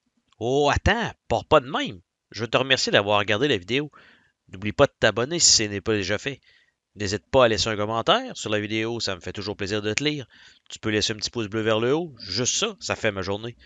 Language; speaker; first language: French; native; French